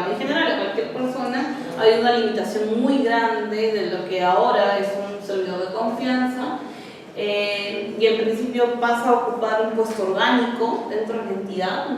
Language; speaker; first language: Spanish; native; Spanish